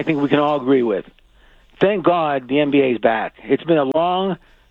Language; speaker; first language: English; native; English